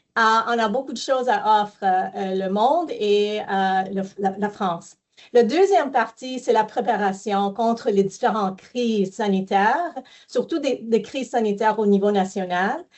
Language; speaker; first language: French; non-native, fluent; English